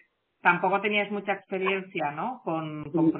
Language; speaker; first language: Spanish; native; Spanish